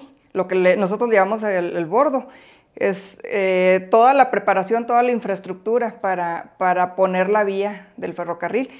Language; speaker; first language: Spanish; native; Spanish